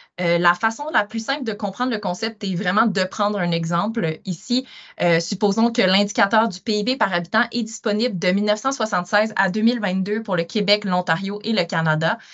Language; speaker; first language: French; native; French